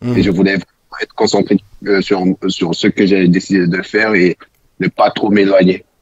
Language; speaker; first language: French; non-native, local second language; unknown